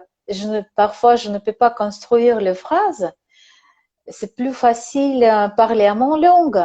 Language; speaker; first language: French; non-native, learner; Russian